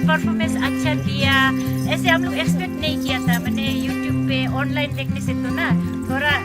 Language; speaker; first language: Hindi; non-native, local second language; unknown